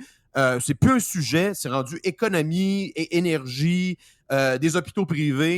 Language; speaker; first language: French; native; French